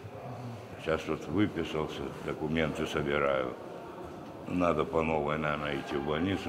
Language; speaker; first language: Russian; native; Russian